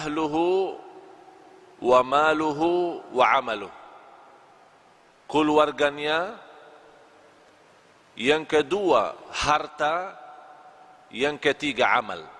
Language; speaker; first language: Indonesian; non-native, fluent; Arabic